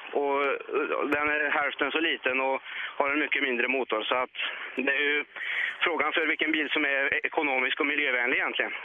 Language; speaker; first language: Swedish; native; Swedish